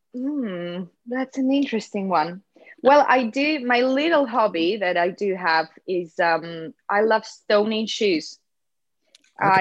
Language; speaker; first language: English; non-native, fluent; Russian